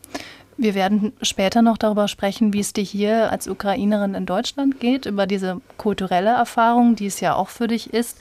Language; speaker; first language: German; native; German